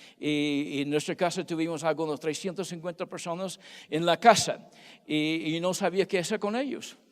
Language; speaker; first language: Spanish; non-native, fluent; English